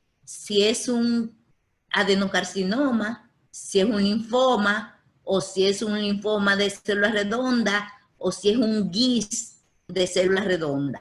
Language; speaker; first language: Spanish; native; Spanish